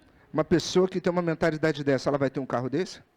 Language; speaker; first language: Portuguese; native; Portuguese